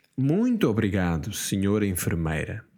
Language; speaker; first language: Portuguese; non-native, learner; English